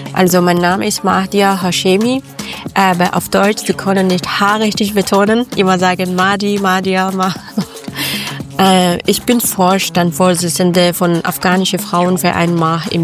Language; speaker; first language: German; non-native, learner; Persian